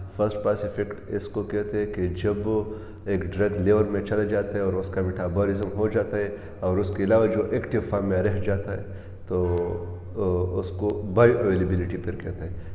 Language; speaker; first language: Urdu; non-native, local second language; Pashto